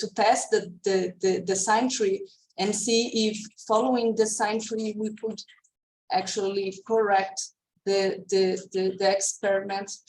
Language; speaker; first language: English; non-native, fluent; Portuguese